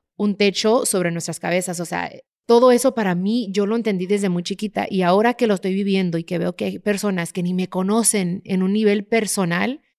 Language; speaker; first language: Spanish; early bilingual, other home language; English